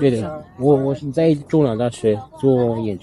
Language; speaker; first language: Chinese; early bilingual, other home language; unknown